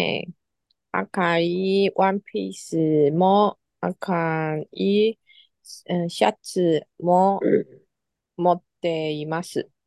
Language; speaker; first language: Japanese; non-native, learner; Chinese